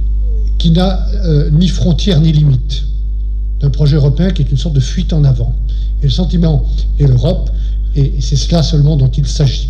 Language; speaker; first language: French; native; French